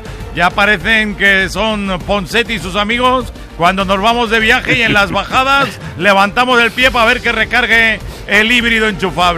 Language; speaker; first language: Spanish; native; Spanish